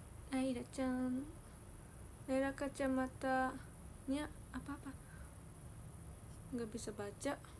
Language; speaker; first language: Indonesian; non-native, learner; Japanese